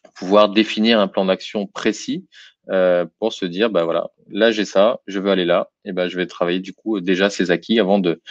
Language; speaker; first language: French; native; French